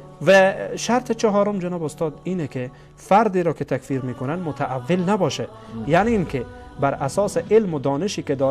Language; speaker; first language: Persian; native; Persian